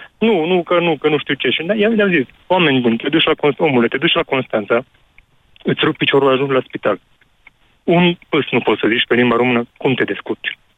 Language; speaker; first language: Romanian; non-native, local second language; Hungarian